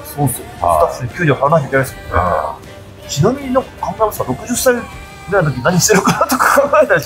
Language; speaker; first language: Japanese; native; Japanese